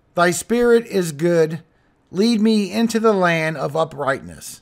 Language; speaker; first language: English; native; English